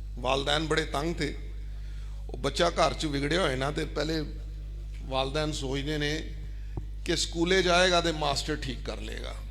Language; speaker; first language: Urdu; non-native, local second language; Punjabi